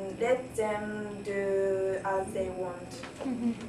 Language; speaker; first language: English; non-native, learner; Japanese